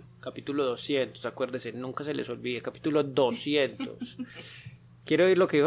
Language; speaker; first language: Spanish; native; Spanish